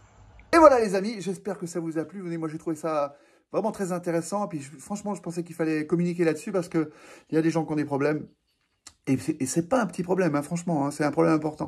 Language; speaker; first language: French; native; French